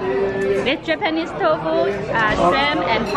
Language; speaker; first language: English; non-native, local second language; Vietnamese